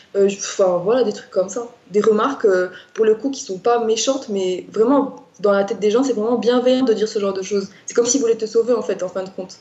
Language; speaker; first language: French; non-native, local second language; Arabic